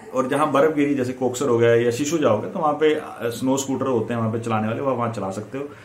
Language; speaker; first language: Hindi; native; Hindi